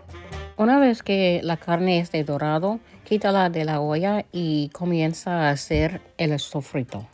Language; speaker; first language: Spanish; early bilingual, heritage; English